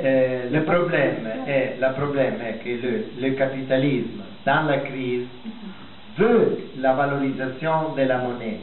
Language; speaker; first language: French; non-native, fluent; Italian